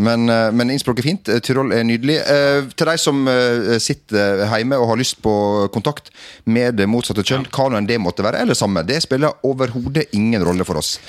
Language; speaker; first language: Norwegian; native; Norwegian